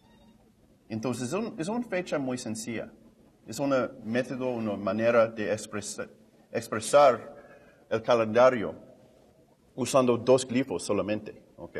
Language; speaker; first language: Spanish; non-native, fluent; English